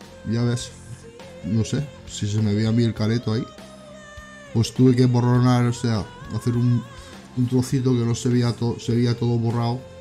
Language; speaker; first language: Spanish; native; Spanish